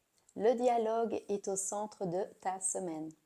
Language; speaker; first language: French; native; French